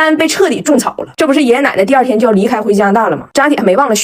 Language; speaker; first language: Chinese; native; Chinese